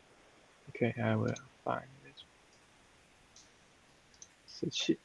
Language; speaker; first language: English; non-native, fluent; Chinese